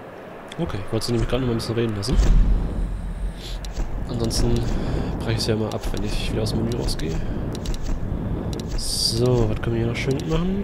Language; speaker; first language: German; native; German